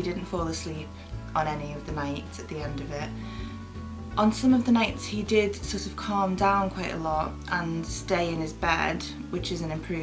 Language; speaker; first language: English; native; English